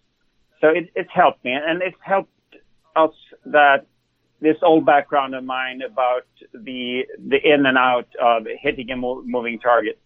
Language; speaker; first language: English; non-native, fluent; Swedish